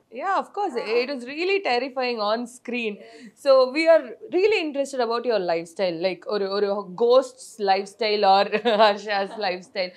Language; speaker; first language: English; non-native, local second language; Tamil